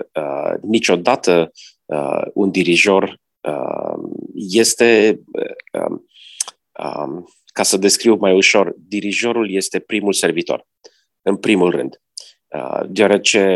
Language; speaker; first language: Romanian; native; Romanian